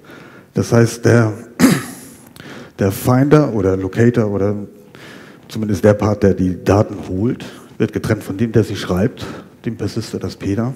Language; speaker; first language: German; native; German